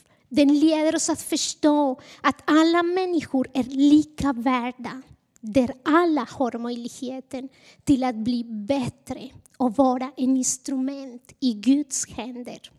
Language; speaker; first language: Swedish; non-native, fluent; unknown